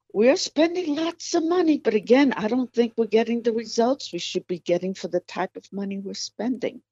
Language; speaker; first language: English; non-native, fluent; Spanish